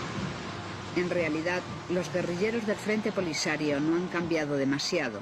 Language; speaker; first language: Spanish; native; Spanish